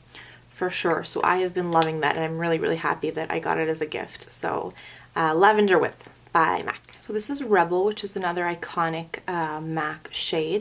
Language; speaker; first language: English; native; English